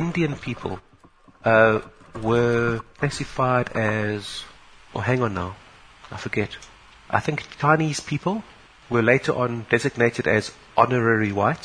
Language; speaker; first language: English; native; English